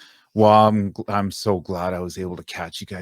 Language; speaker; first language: English; native; English